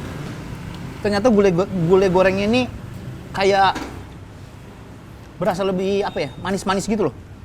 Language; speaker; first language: Indonesian; native; Indonesian